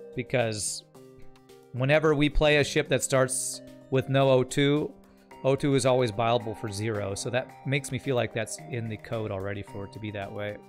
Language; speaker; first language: English; native; English